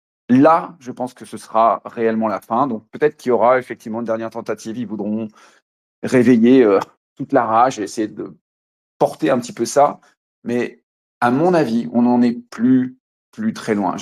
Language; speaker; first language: French; native; French